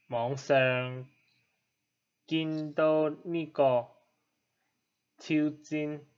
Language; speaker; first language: Chinese; non-native, learner; English